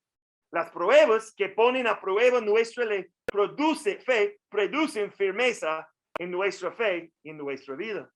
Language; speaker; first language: Spanish; non-native, fluent; English